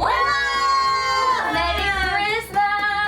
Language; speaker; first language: Korean; native; Korean